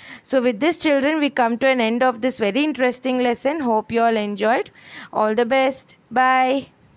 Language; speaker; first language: English; non-native, local second language; Malayalam